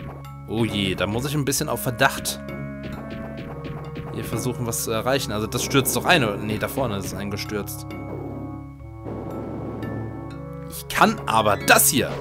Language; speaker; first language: German; native; German